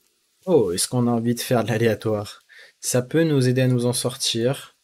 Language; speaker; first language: French; native; French